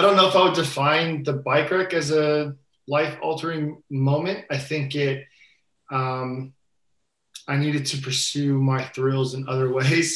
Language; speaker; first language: English; native; English